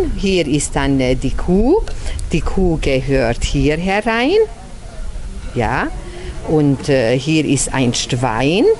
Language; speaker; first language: German; non-native, local second language; Hungarian